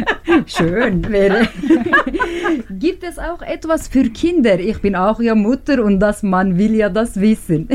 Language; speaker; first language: German; non-native, learner; Turkish